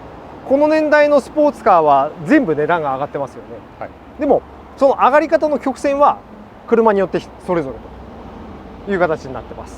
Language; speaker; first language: Japanese; native; Japanese